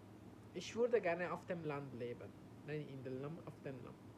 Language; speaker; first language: German; non-native, learner; Italian